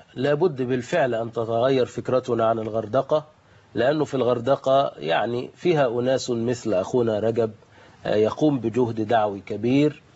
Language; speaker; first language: Arabic; native; Arabic